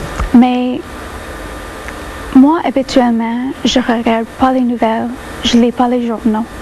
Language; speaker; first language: French; non-native, local second language; English